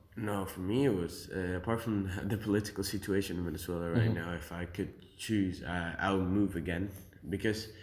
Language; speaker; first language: English; early bilingual, other home language; Spanish